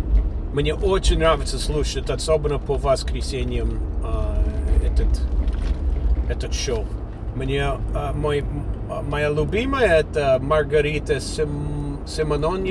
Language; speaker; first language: Russian; non-native, fluent; English